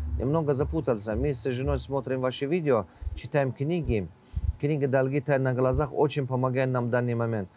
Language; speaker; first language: Russian; non-native, local second language; Tajik